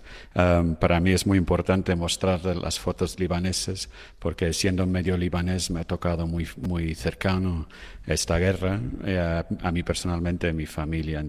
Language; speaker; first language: Spanish; non-native, fluent; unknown